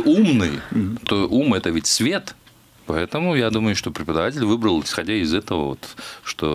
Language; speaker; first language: Russian; native; Russian